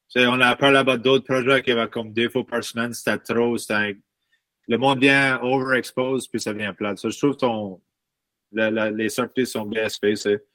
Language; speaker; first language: French; native; French